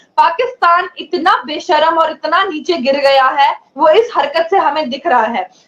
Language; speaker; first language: Hindi; non-native, local second language; Kashmiri